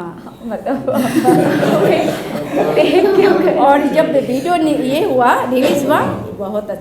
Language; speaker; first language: Hindi; non-native, local second language; Bangla